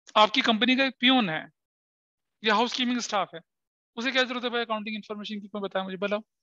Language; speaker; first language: Hindi; native; Hindi